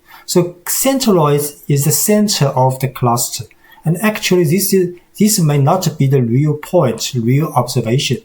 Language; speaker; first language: English; non-native, fluent; Chinese